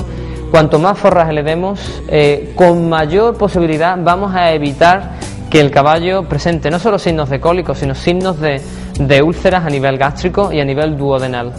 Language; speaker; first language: Spanish; native; Spanish